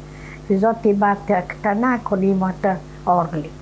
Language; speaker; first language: Hebrew; non-native, fluent; Polish